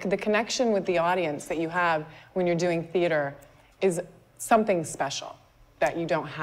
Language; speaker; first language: English; early bilingual, other home language; Persian